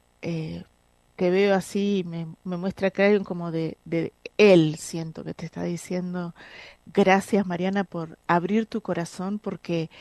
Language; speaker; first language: Spanish; native; Spanish